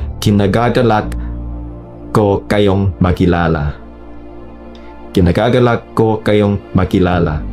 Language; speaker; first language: Filipino; non-native, learner; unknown